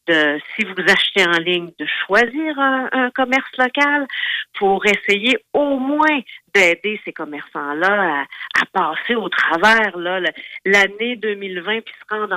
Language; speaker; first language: French; native; French